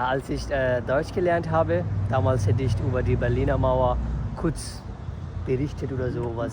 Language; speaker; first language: German; non-native, learner; Bangla